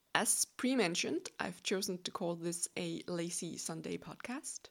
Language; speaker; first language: English; non-native, fluent; Danish